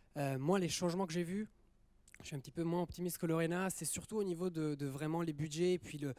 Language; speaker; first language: French; early bilingual, other home language; Italian